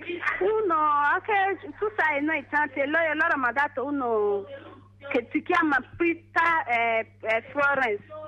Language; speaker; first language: Italian; non-native, learner; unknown